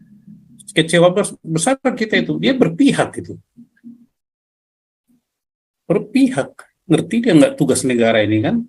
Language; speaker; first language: Indonesian; native; Indonesian